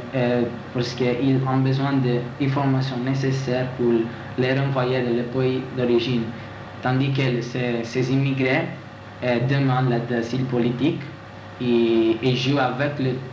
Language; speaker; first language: French; non-native, learner; Italian